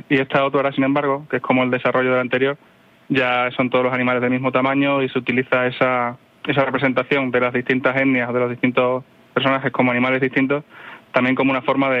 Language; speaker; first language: Spanish; native; Spanish